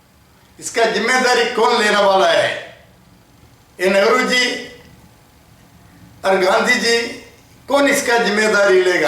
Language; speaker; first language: Hindi; non-native, local second language; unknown